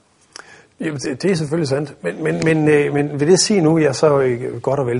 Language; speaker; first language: Danish; native; Danish